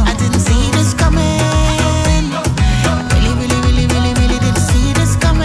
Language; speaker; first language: English; non-native, fluent; German